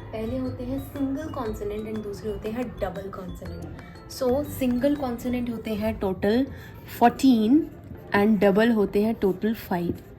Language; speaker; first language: Hindi; native; Hindi